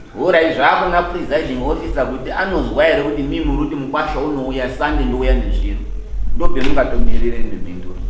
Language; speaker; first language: Shona; native; Shona